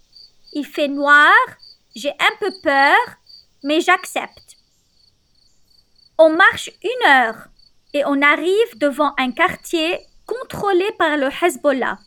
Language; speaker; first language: French; non-native, local second language; Arabic